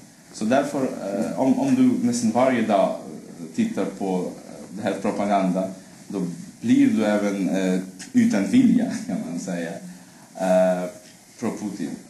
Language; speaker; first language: Swedish; non-native, fluent; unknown